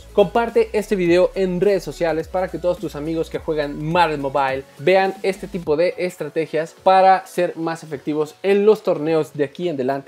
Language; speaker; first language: Spanish; native; Spanish